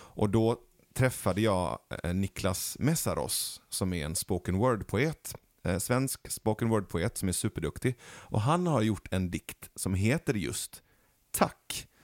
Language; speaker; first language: Swedish; early bilingual, other home language; Persian